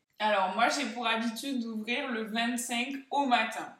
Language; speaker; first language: French; native; French